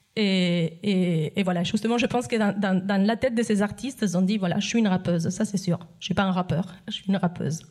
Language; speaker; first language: French; non-native, fluent; Spanish